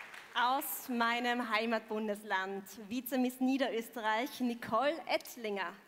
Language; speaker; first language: German; native; German